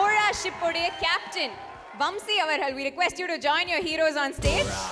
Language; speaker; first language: Tamil; native; Tamil